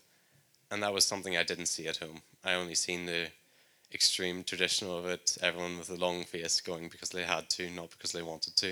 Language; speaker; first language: English; native; English